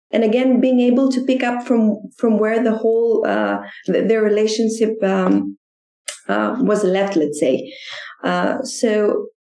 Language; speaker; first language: English; non-native, fluent; Greek